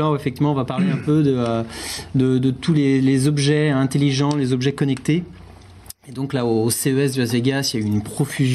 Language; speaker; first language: French; native; French